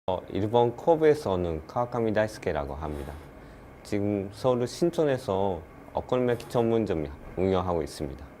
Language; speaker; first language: Korean; non-native, learner; Japanese